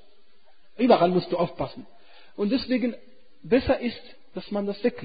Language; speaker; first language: German; non-native, fluent; Arabic